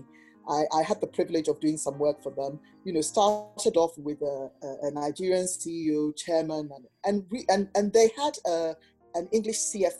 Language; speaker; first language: English; non-native, local second language; Akan